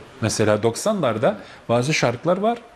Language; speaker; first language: Turkish; non-native, fluent; Bosnian